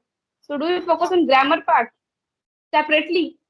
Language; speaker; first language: English; non-native, learner; Hindi